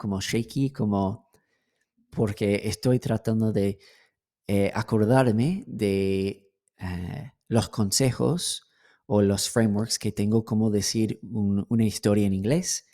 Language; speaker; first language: Spanish; non-native, fluent; English